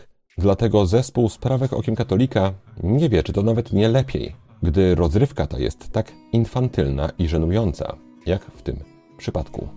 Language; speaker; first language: Polish; native; Polish